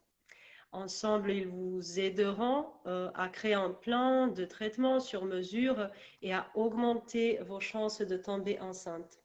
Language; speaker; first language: French; non-native, learner; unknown